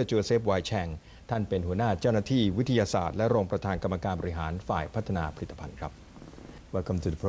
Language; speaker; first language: Thai; native; Thai